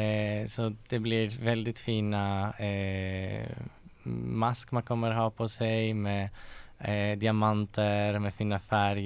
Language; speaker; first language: Swedish; non-native, fluent; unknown